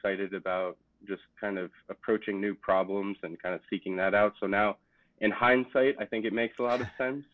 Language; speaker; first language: English; native; English